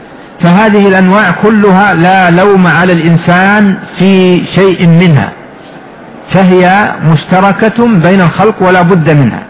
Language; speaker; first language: Arabic; native; Arabic